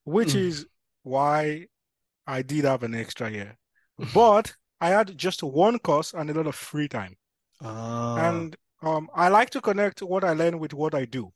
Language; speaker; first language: English; non-native, local second language; Yoruba